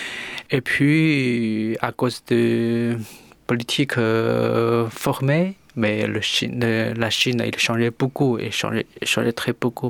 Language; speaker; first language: French; non-native, learner; Chinese